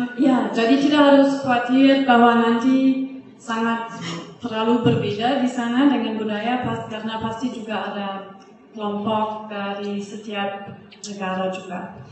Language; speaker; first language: Indonesian; non-native, fluent; German